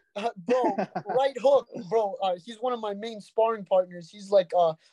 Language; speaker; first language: English; native; English